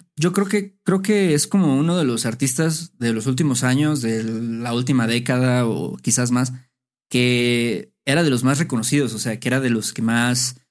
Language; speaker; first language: Spanish; native; Spanish